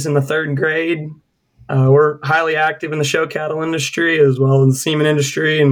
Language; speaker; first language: English; native; English